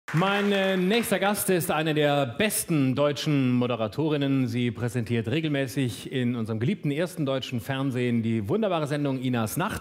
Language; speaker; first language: German; native; German